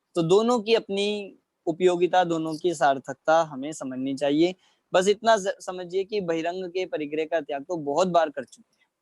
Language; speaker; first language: Hindi; native; Hindi